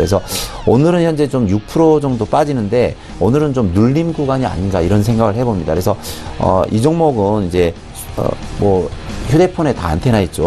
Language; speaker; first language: Korean; native; Korean